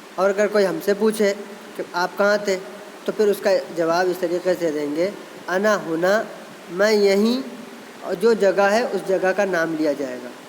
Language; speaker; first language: Urdu; native; Urdu